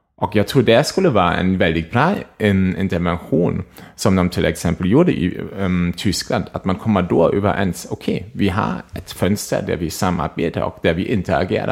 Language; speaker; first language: Swedish; non-native, fluent; German